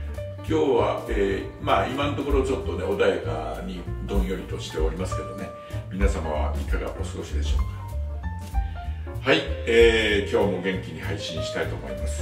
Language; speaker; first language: Japanese; native; Japanese